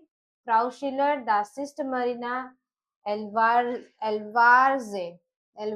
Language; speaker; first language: German; non-native, learner; Gujarati